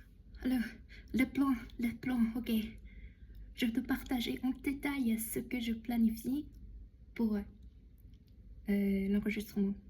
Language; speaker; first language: French; non-native, learner; Chinese